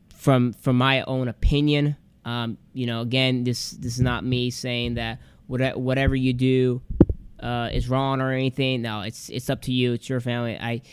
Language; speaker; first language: English; native; English